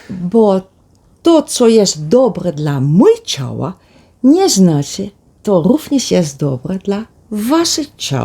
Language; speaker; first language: Polish; early bilingual, heritage; Polish